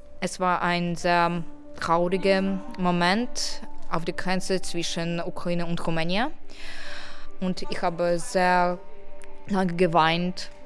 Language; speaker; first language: German; non-native, learner; Ukrainian